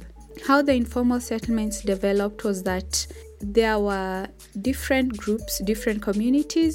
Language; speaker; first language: English; non-native, local second language; Kikuyu